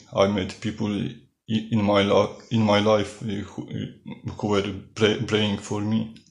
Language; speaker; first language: English; non-native, learner; Polish